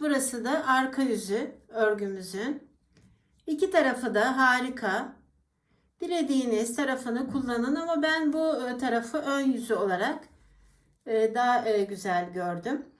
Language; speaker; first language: Turkish; native; Turkish